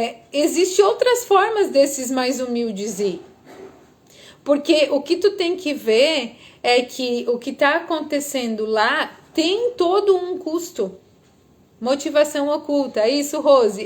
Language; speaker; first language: Portuguese; native; Portuguese